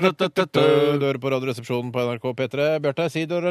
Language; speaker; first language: Norwegian; native; Norwegian